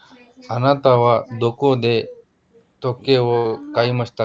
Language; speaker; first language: Japanese; non-native, learner; Kannada